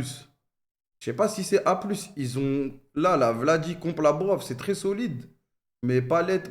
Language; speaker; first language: French; native; French